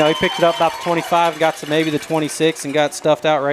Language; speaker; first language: English; native; English